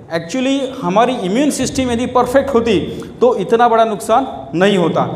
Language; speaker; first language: Hindi; non-native, local second language; Marathi